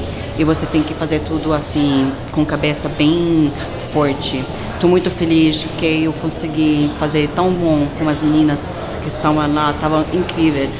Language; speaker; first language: Portuguese; non-native, fluent; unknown